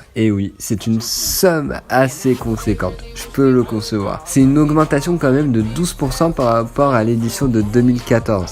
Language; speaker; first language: French; native; French